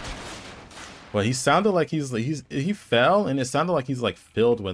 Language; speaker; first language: English; native; English